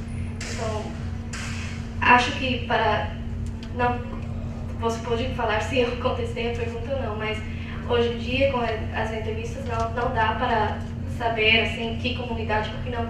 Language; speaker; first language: Portuguese; non-native, fluent; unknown